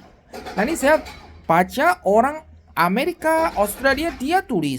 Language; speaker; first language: Indonesian; non-native, learner; Chinese